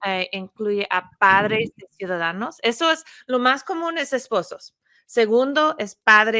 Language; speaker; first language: Spanish; non-native, fluent; English